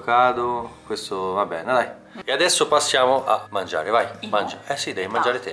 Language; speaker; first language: Italian; native; Italian